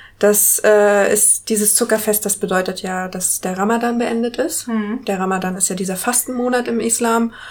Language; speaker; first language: German; native; German